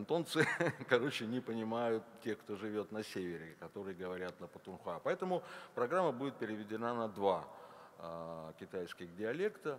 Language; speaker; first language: Russian; native; Russian